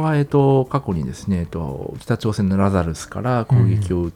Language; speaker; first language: Japanese; native; Japanese